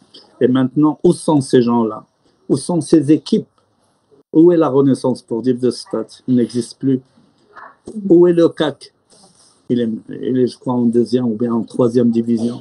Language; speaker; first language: French; non-native, local second language; Arabic